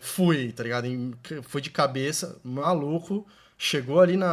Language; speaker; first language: Portuguese; native; Portuguese